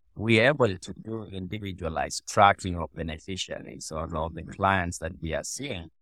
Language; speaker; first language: English; non-native, local second language; Luo (Kenya and Tanzania)